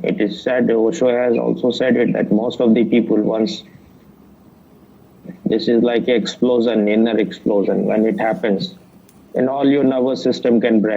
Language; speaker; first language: English; non-native, fluent; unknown